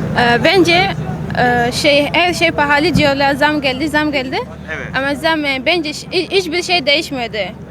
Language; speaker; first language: Turkish; non-native, learner; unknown